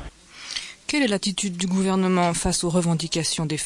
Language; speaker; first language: French; native; French